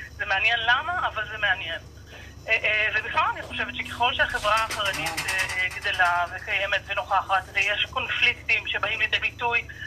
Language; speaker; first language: Hebrew; native; Hebrew